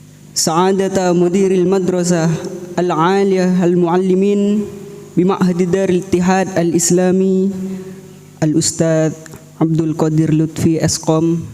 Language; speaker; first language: Arabic; non-native, fluent; Indonesian